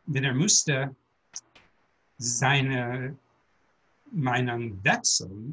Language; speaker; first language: German; non-native, learner; English